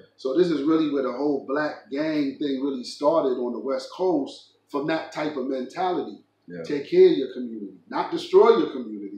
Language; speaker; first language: English; native; English